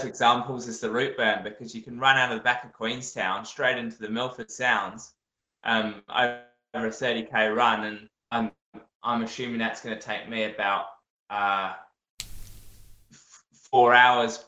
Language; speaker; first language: English; native; English